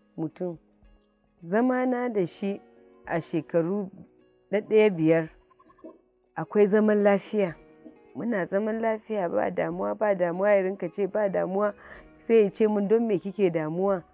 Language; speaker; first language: Hausa; non-native, local second language; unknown